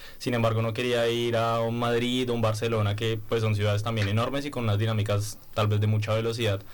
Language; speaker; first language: Spanish; native; Spanish